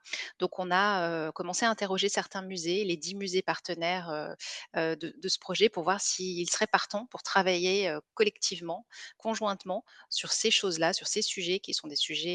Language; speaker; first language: French; native; French